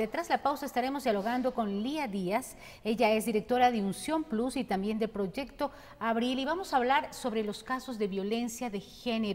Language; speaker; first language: Spanish; native; Spanish